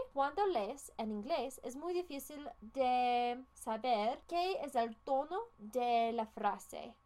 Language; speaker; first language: Spanish; non-native, fluent; English